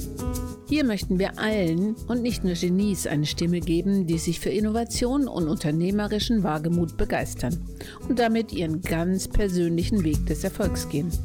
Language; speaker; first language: German; native; German